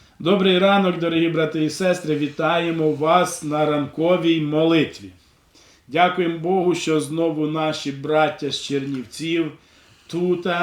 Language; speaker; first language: Ukrainian; non-native, local second language; Russian